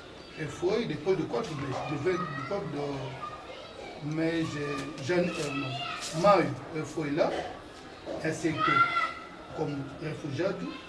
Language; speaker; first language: Portuguese; non-native, learner; Lingala